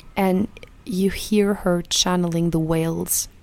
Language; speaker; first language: English; non-native, fluent; German